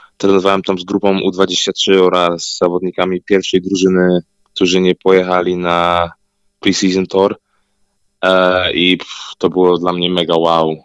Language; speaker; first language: Polish; early bilingual, heritage; Polish